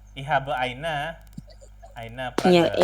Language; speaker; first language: German; non-native, fluent; Indonesian